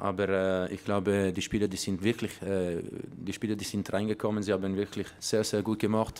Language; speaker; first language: German; non-native, learner; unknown